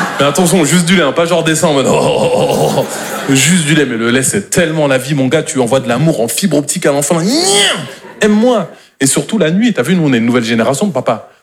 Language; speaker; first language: French; native; French